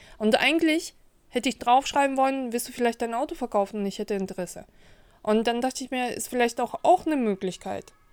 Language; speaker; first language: German; early bilingual, other home language; Russian